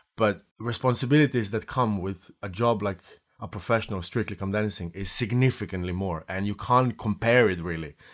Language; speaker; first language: English; non-native, fluent; Slovenian